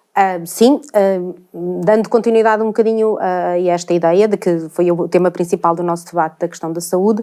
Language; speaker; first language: Portuguese; native; Portuguese